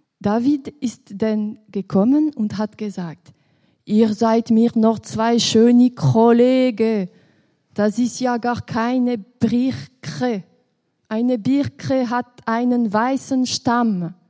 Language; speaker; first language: German; non-native, local second language; French